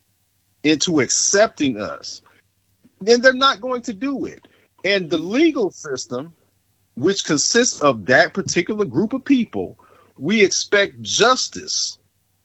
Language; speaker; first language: English; native; English